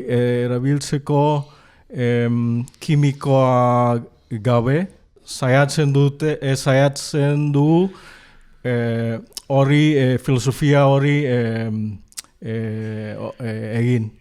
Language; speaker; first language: Basque; non-native, learner; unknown